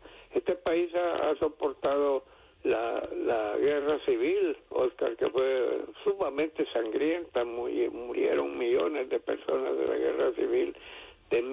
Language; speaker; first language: Spanish; native; Spanish